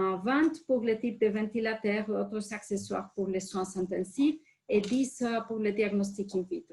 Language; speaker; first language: French; non-native, fluent; Spanish